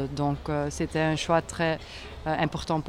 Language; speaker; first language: French; non-native, local second language; Dutch